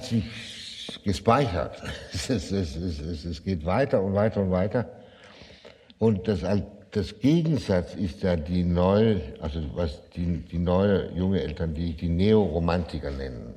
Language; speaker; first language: German; non-native, fluent; Danish